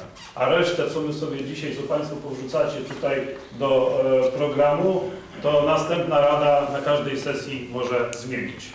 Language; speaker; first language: Polish; native; Polish